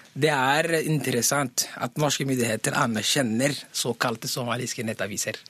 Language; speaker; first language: Norwegian; early bilingual, other home language; Somali